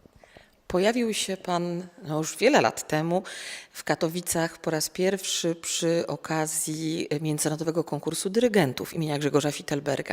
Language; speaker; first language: Polish; native; Polish